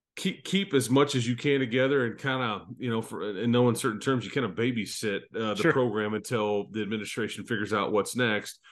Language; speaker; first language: English; native; English